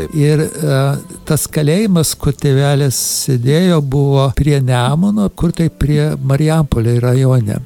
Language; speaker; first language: Lithuanian; early bilingual, heritage; Lithuanian